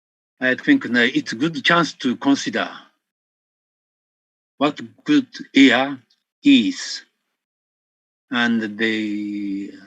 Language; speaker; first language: English; non-native, fluent; Japanese